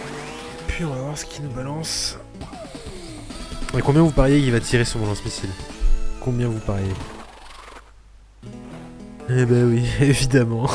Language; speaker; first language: French; native; French